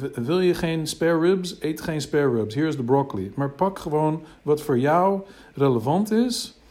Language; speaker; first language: Dutch; non-native, fluent; English